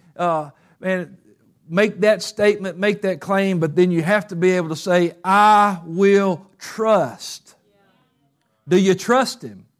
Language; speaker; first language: English; native; English